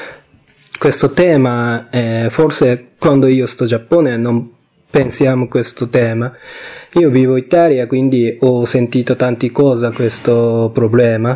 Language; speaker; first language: Italian; non-native, learner; Japanese